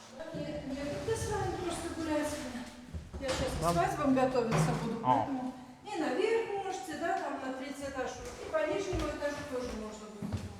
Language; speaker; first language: Russian; native; Russian